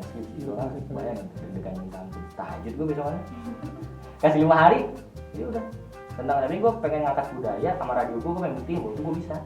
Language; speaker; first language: Indonesian; native; Indonesian